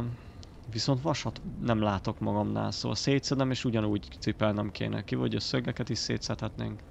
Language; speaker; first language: Hungarian; native; Hungarian